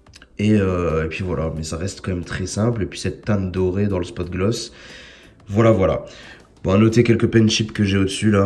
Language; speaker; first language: French; native; French